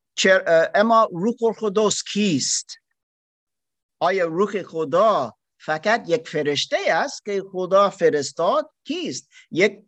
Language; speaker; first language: Persian; non-native, learner; German